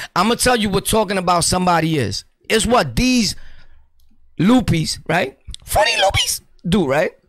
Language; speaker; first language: English; early bilingual, other home language; Spanish